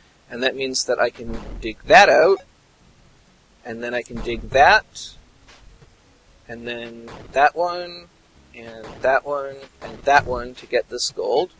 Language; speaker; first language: English; native; English